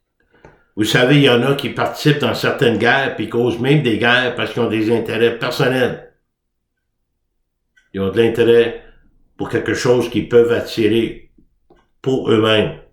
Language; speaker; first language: French; native; French